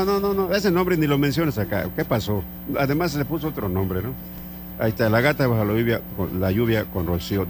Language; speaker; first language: Spanish; native; Spanish